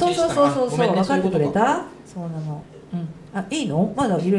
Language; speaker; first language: Japanese; native; Japanese